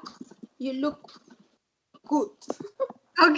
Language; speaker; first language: English; non-native, learner; Spanish